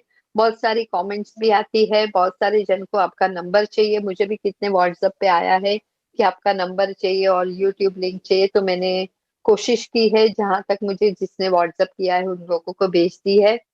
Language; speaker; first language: Hindi; non-native, local second language; Gujarati